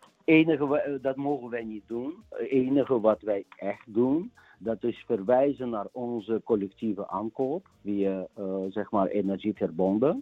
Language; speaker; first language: Dutch; non-native, fluent; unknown